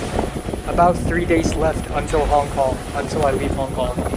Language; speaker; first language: English; non-native, local second language; Cantonese